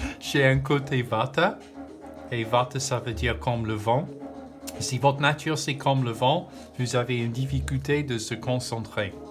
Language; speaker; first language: French; non-native, learner; English